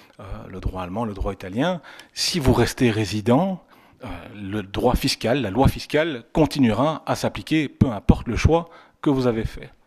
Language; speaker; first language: French; native; French